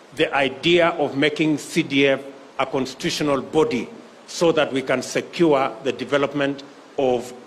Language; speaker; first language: English; non-native, local second language; Kalenjin